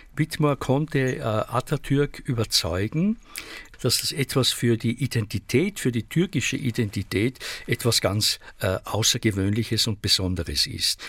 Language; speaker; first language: German; native; German